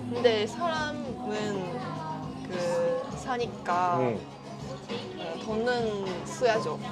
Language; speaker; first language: Korean; non-native, learner; Japanese